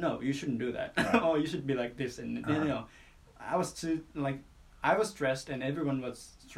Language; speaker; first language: English; non-native, fluent; Japanese